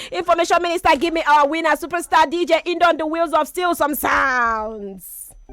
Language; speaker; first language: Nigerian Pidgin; native; Nigerian Pidgin